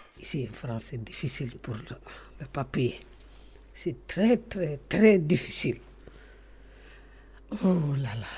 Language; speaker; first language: French; non-native, learner; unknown